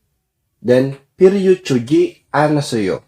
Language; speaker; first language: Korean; non-native, fluent; Filipino